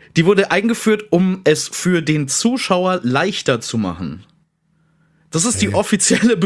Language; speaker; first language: German; native; German